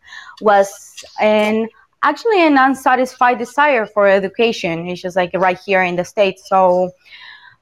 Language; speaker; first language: English; non-native, fluent; Spanish